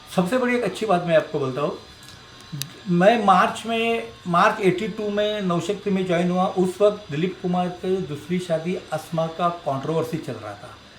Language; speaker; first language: Hindi; non-native, local second language; Marathi